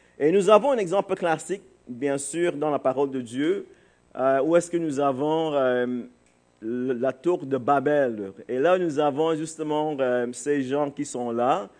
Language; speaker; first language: French; non-native, fluent; English